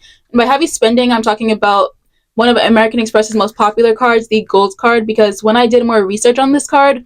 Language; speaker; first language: English; native; English